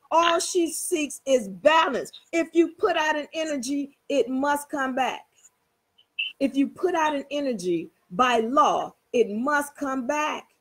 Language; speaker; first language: English; native; English